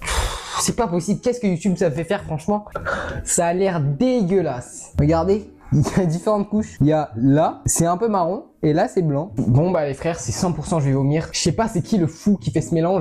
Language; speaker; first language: French; native; French